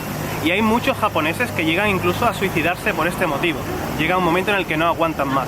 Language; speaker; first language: Spanish; native; Spanish